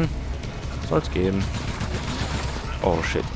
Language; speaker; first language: German; native; German